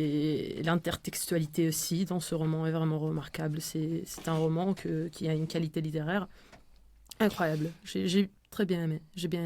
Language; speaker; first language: French; non-native, fluent; Spanish